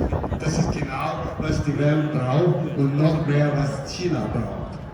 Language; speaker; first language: German; non-native, fluent; Cantonese